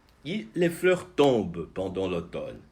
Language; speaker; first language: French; non-native, fluent; Portuguese